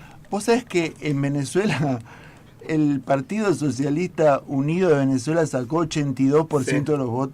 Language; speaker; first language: Spanish; native; Spanish